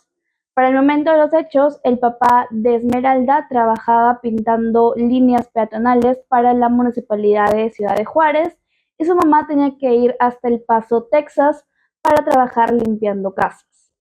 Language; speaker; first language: Spanish; native; Spanish